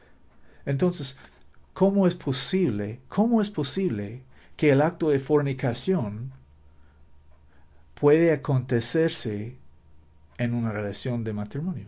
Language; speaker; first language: Spanish; non-native, learner; English